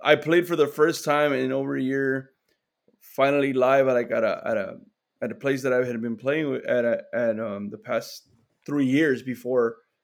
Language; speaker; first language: English; early bilingual, other home language; Spanish